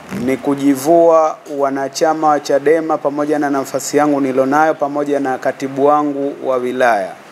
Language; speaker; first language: Swahili; native; Swahili